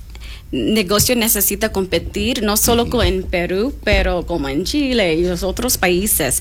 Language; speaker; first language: Spanish; non-native, learner; English